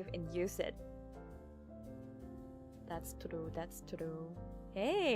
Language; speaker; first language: English; non-native, fluent; Thai